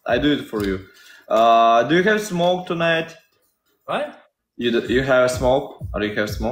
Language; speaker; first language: English; non-native, learner; Russian